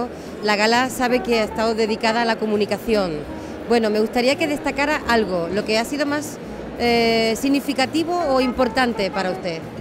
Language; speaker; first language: Spanish; native; Spanish